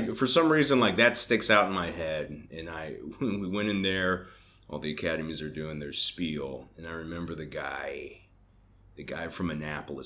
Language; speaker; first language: English; native; English